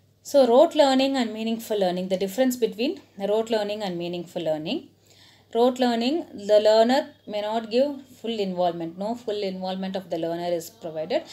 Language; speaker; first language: English; non-native, local second language; Tamil